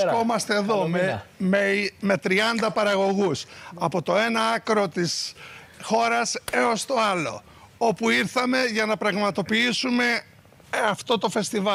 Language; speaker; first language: Greek; native; Greek